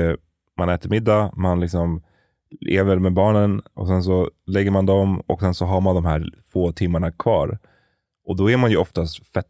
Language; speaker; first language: Swedish; native; Swedish